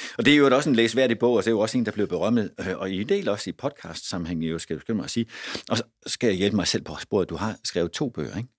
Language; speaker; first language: Danish; native; Danish